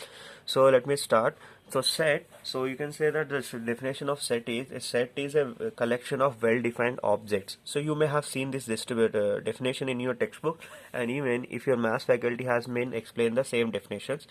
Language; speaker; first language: English; non-native, local second language; Telugu